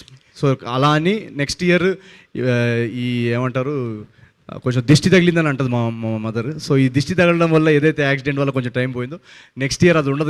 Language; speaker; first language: Telugu; native; Telugu